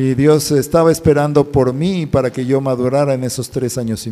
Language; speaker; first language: Spanish; native; Spanish